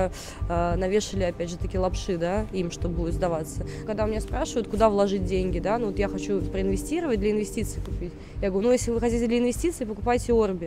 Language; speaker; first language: Russian; native; Russian